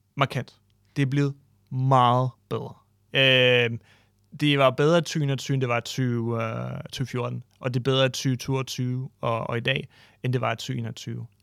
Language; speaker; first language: Danish; non-native, fluent; Ukrainian